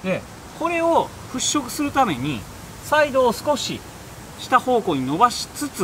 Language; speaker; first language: Japanese; native; Japanese